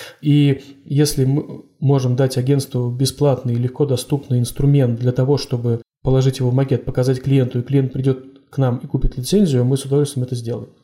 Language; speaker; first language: Russian; native; Russian